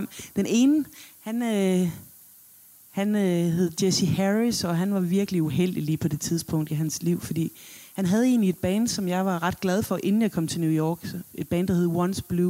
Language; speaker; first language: Danish; native; Danish